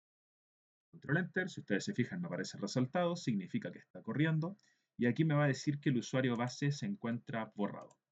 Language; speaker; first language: Spanish; native; Spanish